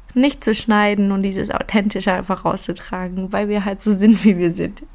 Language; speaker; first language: German; early bilingual, other home language; Filipino